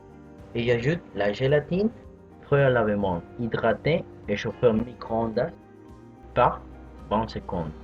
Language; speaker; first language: French; non-native, fluent; Spanish